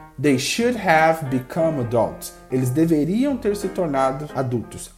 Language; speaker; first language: English; non-native, fluent; Portuguese